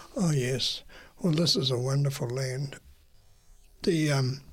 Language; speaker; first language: English; native; English